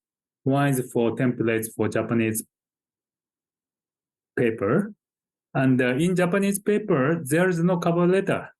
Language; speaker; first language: English; non-native, fluent; Japanese